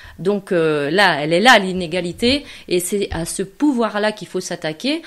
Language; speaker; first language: French; native; French